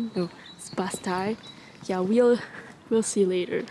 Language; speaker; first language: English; non-native, fluent; Indonesian